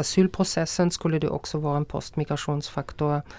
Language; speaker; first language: Swedish; non-native, fluent; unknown